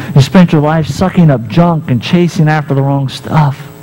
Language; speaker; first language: English; native; English